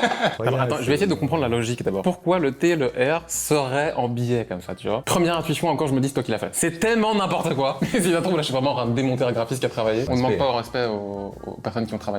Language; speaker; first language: French; native; French